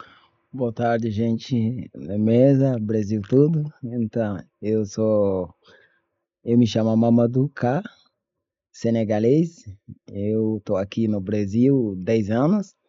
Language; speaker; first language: Portuguese; non-native, learner; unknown